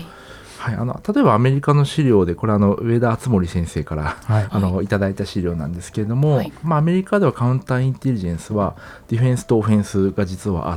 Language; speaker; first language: Japanese; native; Japanese